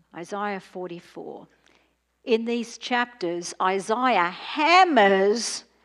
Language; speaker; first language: English; native; English